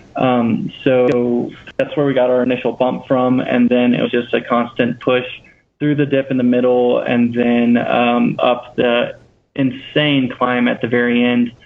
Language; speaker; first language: English; native; English